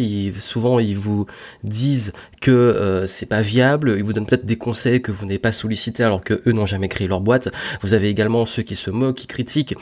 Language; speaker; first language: French; native; French